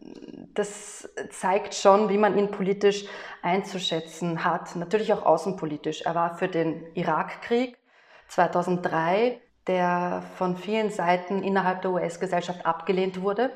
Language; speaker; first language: German; native; German